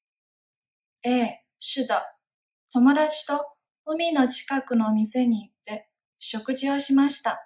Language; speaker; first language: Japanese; non-native, fluent; Chinese